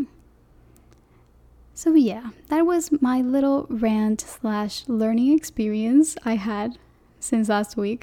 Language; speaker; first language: English; non-native, fluent; Spanish